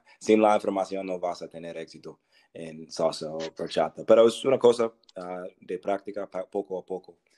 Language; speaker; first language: Spanish; non-native, learner; English